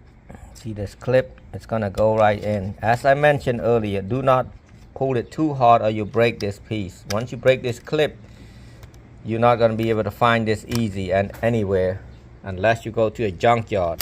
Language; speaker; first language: English; non-native, local second language; Khmer